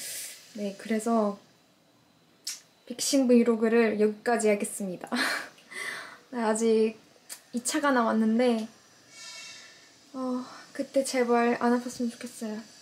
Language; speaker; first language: Korean; non-native, fluent; Russian